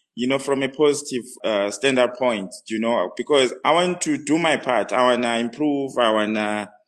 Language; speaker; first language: English; non-native, local second language; North Ndebele